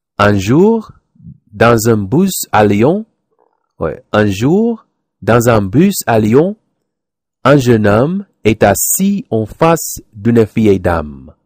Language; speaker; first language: French; non-native, learner; English